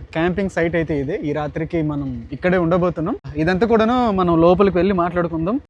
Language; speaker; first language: Telugu; non-native, local second language; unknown